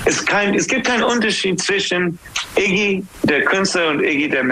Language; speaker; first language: German; non-native, fluent; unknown